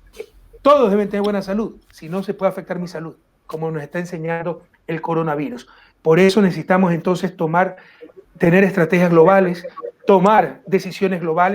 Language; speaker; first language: Spanish; native; Spanish